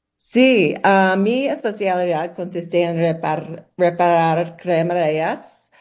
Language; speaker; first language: Spanish; non-native, learner; English